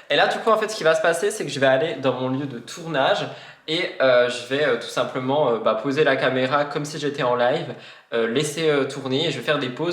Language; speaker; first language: French; native; French